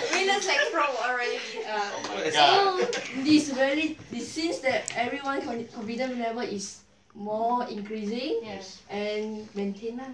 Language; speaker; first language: English; non-native, learner; Malay